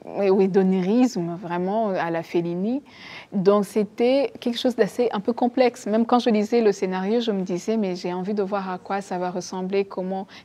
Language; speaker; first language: French; non-native, local second language; Kinyarwanda